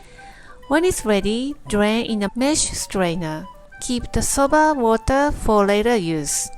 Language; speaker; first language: English; non-native, fluent; Japanese